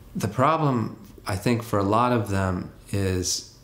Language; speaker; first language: English; native; English